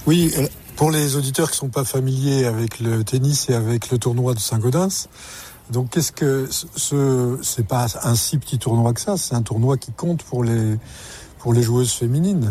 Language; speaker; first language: French; native; French